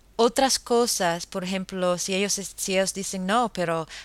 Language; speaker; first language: Spanish; non-native, fluent; English